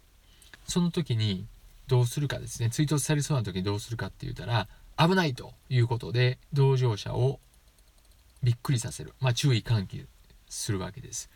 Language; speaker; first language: Japanese; native; Japanese